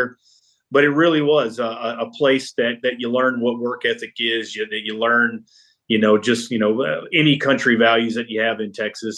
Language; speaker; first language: English; native; English